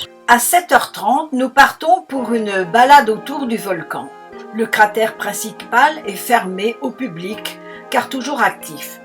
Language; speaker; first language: French; native; French